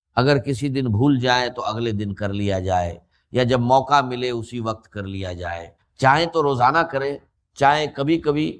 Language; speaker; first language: Urdu; native; Urdu